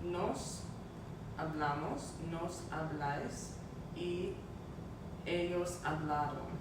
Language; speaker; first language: Spanish; non-native, learner; English